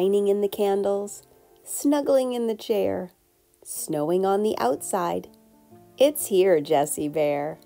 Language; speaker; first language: English; native; English